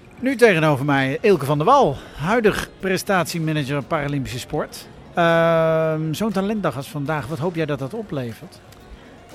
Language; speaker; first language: Dutch; native; Dutch